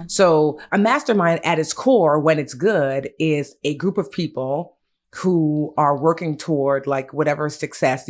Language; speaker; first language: English; native; English